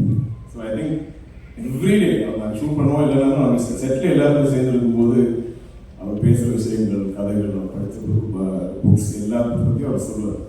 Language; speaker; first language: Tamil; non-native, fluent; Malayalam